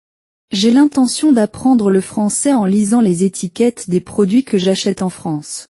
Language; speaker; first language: French; non-native, learner; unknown